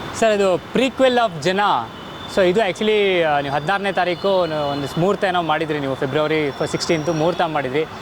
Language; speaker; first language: Kannada; native; Kannada